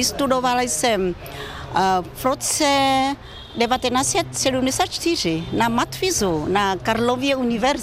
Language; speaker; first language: Czech; non-native, fluent; Vietnamese